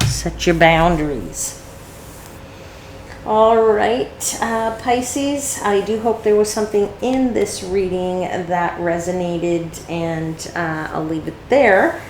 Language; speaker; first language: English; native; English